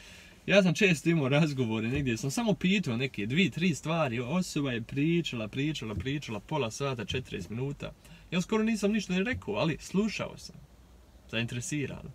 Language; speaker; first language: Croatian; early bilingual, heritage; Croatian